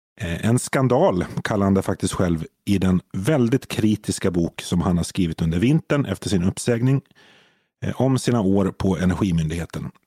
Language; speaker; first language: Swedish; native; Swedish